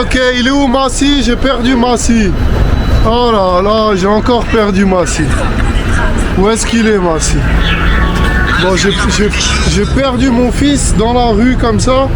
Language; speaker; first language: French; native; French